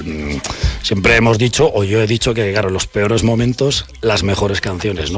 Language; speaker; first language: Spanish; native; Spanish